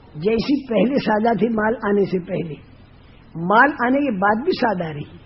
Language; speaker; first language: Urdu; non-native, local second language; Gujarati